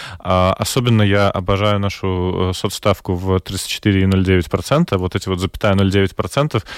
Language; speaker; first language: Russian; non-native, local second language; Latvian